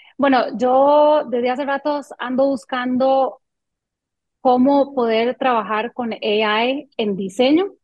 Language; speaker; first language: Spanish; early bilingual, other home language; French